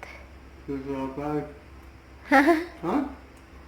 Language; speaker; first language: English; non-native, learner; German